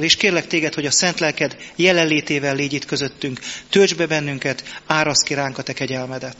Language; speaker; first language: Hungarian; native; Hungarian